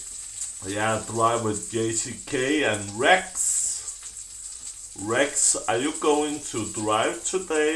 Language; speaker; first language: English; non-native, learner; Danish